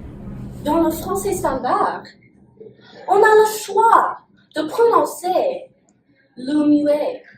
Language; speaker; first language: French; non-native, learner; English